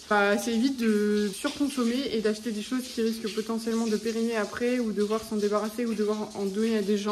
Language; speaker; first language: French; native; French